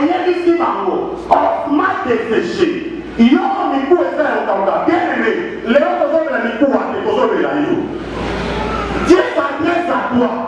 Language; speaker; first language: French; non-native, local second language; Lingala